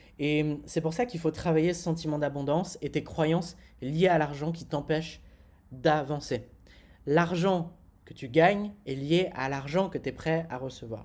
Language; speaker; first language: French; native; French